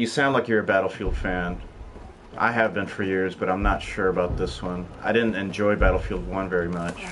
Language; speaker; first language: English; native; English